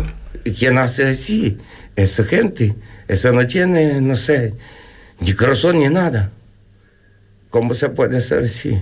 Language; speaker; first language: Spanish; non-native, learner; Ukrainian